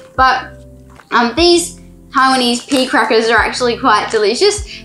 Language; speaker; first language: English; native; English